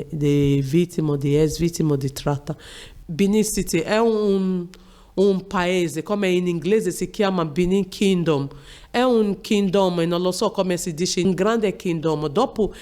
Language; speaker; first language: Italian; non-native, learner; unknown